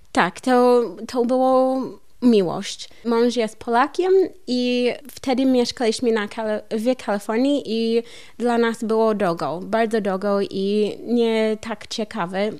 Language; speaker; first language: Polish; non-native, learner; English